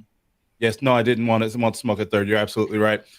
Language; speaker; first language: English; native; English